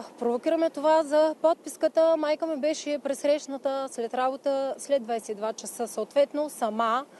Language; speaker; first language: Bulgarian; native; Bulgarian